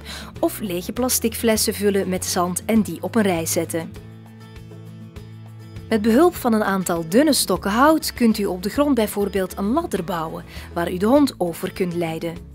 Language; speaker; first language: Dutch; native; Dutch